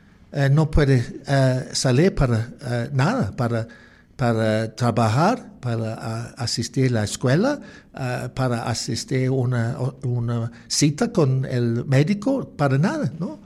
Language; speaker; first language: Spanish; non-native, learner; English